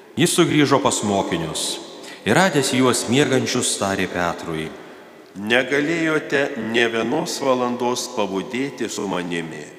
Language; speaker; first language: Lithuanian; native; Lithuanian